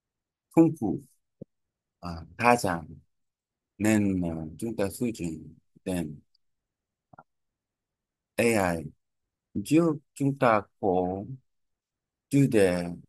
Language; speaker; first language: Vietnamese; non-native, learner; Korean